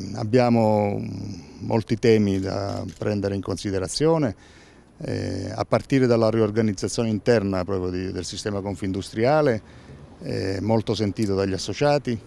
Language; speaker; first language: Italian; native; Italian